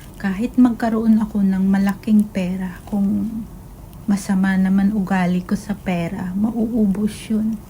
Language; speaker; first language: Filipino; native; Filipino